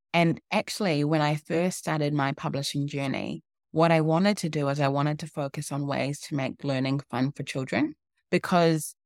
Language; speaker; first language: English; native; English